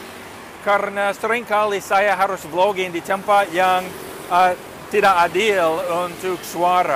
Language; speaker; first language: Indonesian; non-native, fluent; English